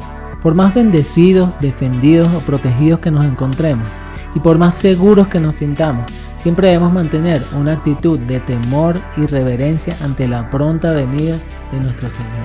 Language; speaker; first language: Spanish; native; Spanish